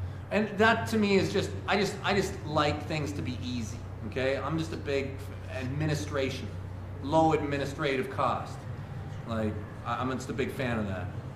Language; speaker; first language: English; native; English